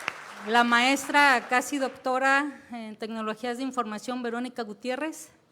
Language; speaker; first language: Spanish; native; Spanish